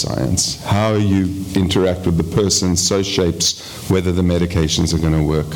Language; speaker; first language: English; native; English